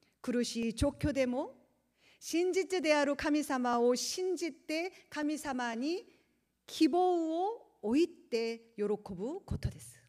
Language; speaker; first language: Japanese; non-native, learner; Korean